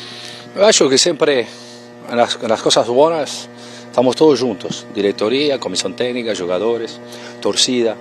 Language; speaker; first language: Portuguese; non-native, fluent; Spanish